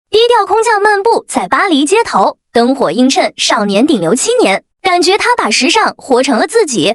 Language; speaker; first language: Chinese; native; Chinese